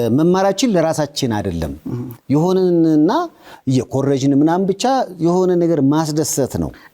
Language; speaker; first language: Amharic; native; Amharic